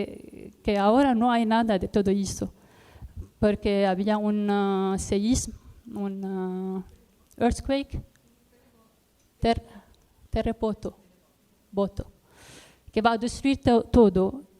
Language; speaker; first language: Spanish; non-native, learner; Arabic